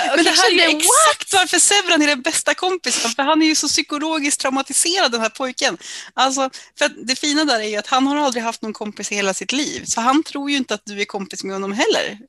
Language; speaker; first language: Swedish; native; Swedish